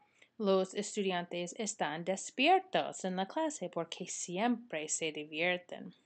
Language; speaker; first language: Spanish; non-native, fluent; English